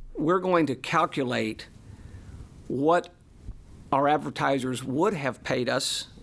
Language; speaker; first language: English; native; English